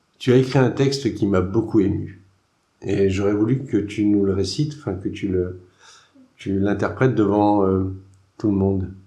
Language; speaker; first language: French; native; French